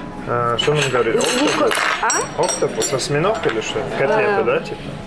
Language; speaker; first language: Russian; native; Russian